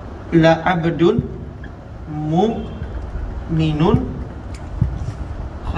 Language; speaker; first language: Arabic; non-native, fluent; Indonesian